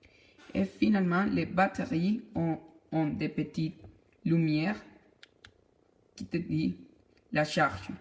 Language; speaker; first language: French; non-native, learner; Spanish